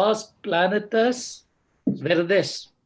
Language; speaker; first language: Spanish; non-native, learner; English